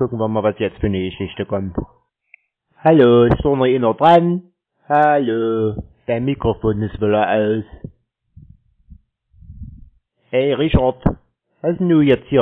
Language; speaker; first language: German; native; German